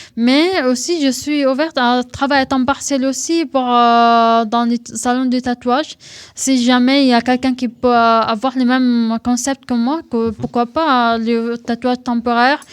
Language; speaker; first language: French; non-native, fluent; Arabic